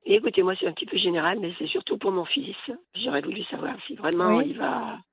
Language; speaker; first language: French; native; French